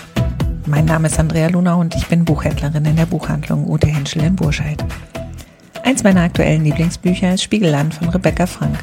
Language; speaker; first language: German; native; German